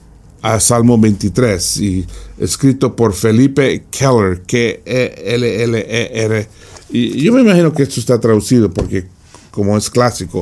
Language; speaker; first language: Spanish; non-native, fluent; English